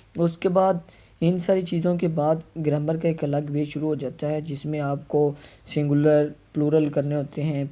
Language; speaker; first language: Urdu; native; Urdu